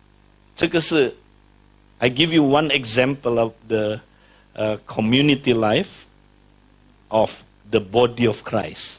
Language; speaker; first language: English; non-native, fluent; Indonesian